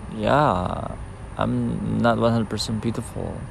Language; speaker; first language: English; non-native, fluent; Indonesian